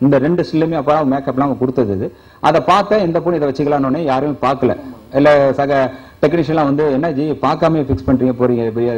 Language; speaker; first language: Tamil; native; Tamil